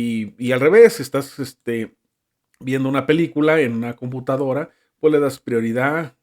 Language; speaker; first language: Spanish; native; Spanish